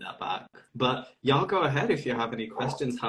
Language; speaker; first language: English; non-native, local second language; Urdu